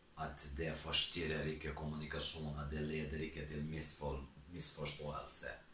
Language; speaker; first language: Norwegian; non-native, fluent; Serbian